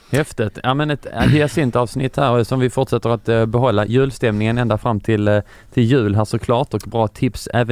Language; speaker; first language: Swedish; native; Swedish